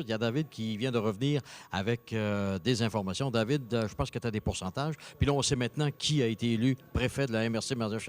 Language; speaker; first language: French; native; French